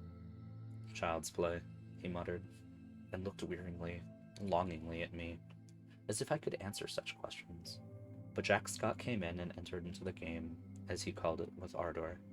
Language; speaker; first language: English; native; English